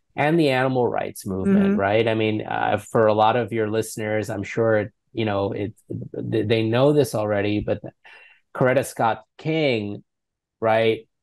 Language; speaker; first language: English; native; English